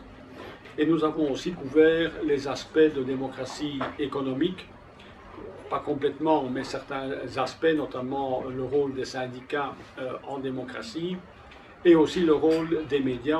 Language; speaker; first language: French; native; French